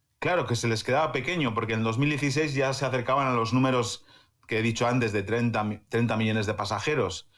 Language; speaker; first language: Spanish; native; Spanish